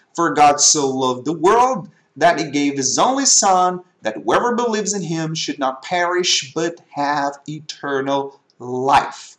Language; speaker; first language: English; non-native, fluent; Portuguese